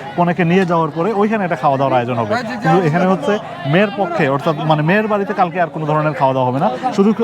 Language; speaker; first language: Bangla; native; Bangla